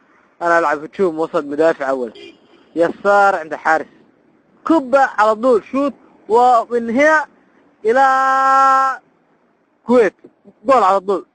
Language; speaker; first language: Arabic; non-native, learner; Somali